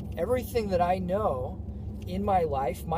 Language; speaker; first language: English; native; English